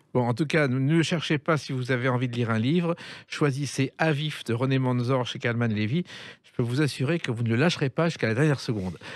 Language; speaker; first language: French; native; French